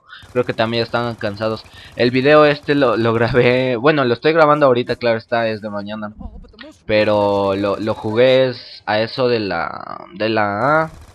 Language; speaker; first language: Spanish; native; Spanish